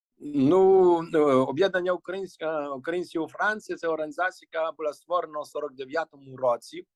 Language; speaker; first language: Ukrainian; early bilingual, heritage; Ukrainian